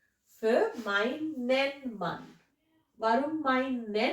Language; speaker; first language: German; non-native, fluent; English